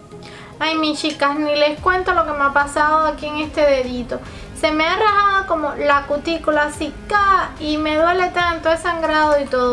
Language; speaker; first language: Spanish; native; Spanish